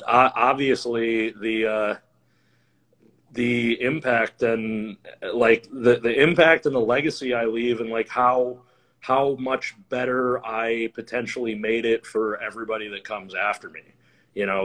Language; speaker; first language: English; native; English